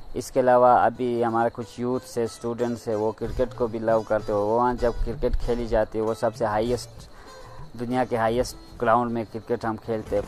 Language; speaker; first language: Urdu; non-native, local second language; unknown